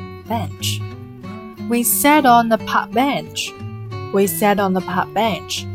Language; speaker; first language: English; non-native, fluent; Chinese